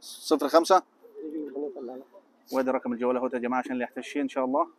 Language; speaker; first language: Arabic; native; Arabic